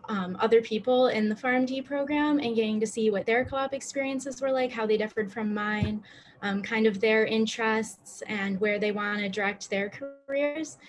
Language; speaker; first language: English; native; English